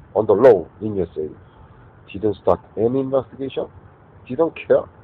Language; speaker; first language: English; non-native, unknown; Korean